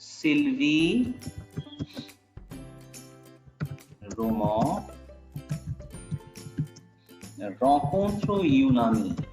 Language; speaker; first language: French; non-native, fluent; Bangla